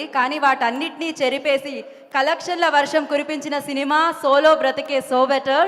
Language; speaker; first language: Telugu; native; Telugu